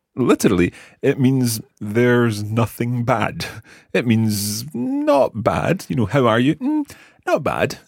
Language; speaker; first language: English; native; English